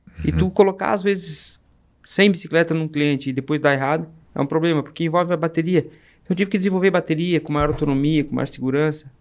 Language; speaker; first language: Portuguese; native; Portuguese